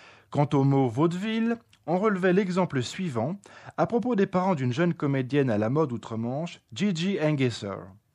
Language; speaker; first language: French; native; French